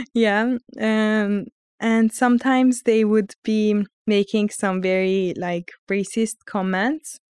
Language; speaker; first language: English; early bilingual, heritage; Armenian